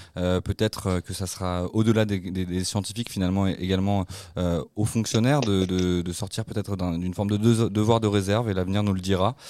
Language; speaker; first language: French; native; French